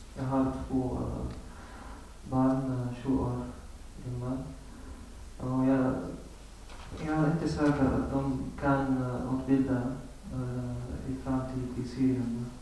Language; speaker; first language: Swedish; non-native, learner; Arabic